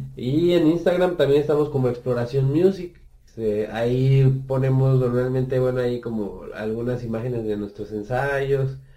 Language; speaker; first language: Spanish; native; Spanish